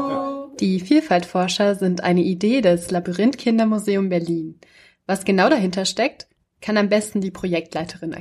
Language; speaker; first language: German; native; German